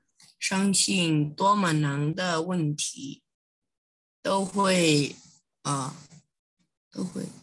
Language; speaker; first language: Chinese; non-native, learner; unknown